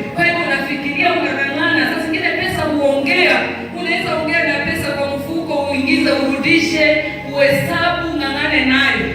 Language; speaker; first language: Swahili; non-native, local second language; Luyia